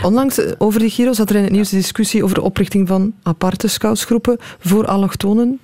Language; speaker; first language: Dutch; native; Dutch